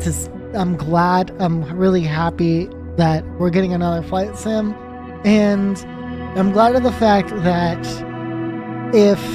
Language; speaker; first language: English; native; English